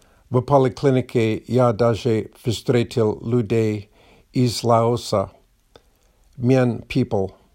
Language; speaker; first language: Russian; non-native, learner; English